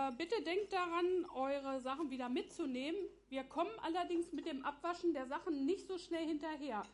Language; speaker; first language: German; native; German